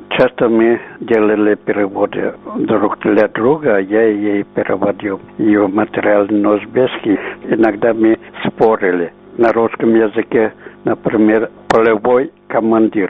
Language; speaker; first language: Russian; non-native, local second language; Uzbek